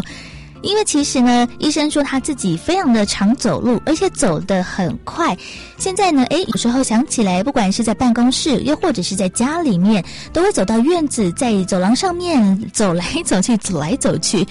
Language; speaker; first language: Chinese; native; Chinese